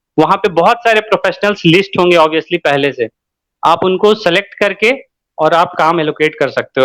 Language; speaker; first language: Hindi; native; Hindi